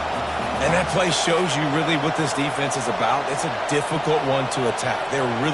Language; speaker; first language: English; native; English